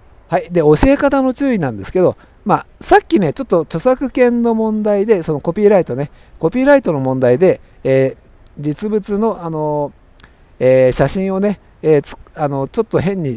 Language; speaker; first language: Japanese; native; Japanese